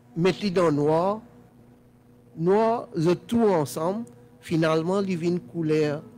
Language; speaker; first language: French; non-native, learner; Telugu